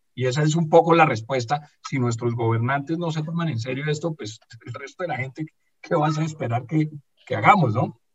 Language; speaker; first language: Spanish; native; Spanish